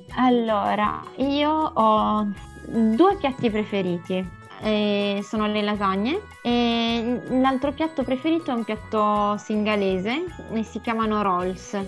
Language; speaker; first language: Italian; early bilingual, other home language; Sinhala